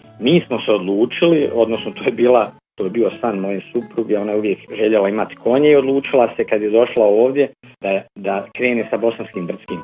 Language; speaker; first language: Bosnian; native; Bosnian